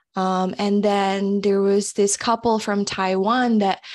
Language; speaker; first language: English; early bilingual, other home language; Indonesian